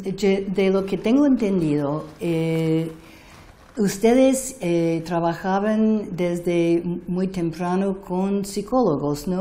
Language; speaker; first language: Spanish; non-native, fluent; English